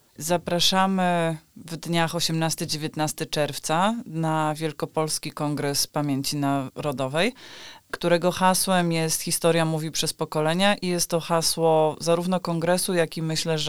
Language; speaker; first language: Polish; native; Polish